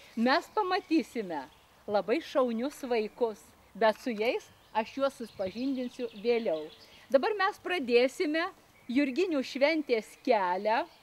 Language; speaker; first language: Lithuanian; native; Lithuanian